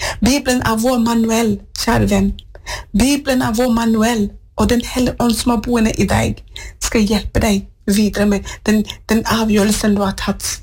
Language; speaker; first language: Norwegian; non-native, fluent; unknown